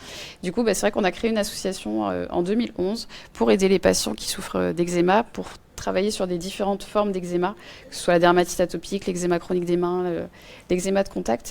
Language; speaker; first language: French; native; French